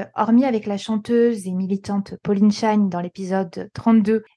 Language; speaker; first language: French; native; French